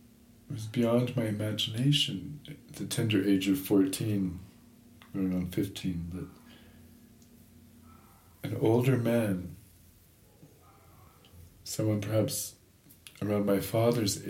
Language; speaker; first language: English; native; English